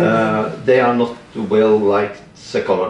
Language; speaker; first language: English; non-native, fluent; Norwegian